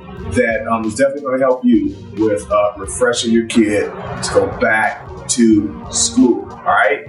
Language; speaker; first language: English; native; English